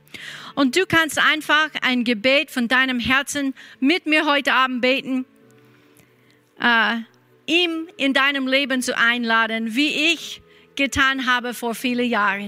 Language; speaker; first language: German; non-native, fluent; English